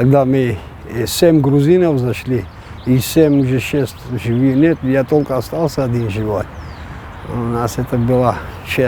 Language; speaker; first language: Ukrainian; non-native, learner; Georgian